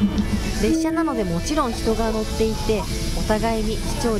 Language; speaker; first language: Japanese; native; Japanese